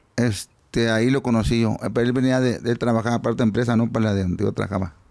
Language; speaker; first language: Spanish; native; Spanish